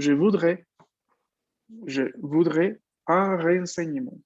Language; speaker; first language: French; non-native, fluent; Spanish